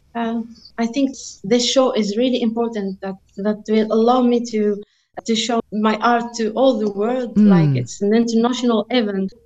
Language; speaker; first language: English; non-native, fluent; Arabic